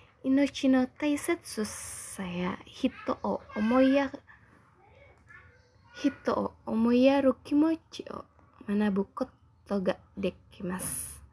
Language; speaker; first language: Japanese; non-native, learner; Indonesian